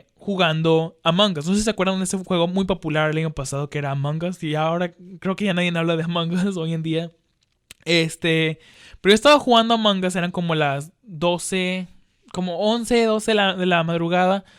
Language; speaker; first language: Spanish; early bilingual, heritage; Spanish